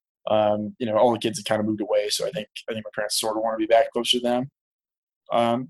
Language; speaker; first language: English; native; English